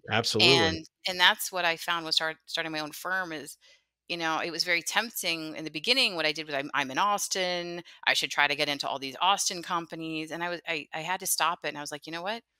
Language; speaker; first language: English; native; English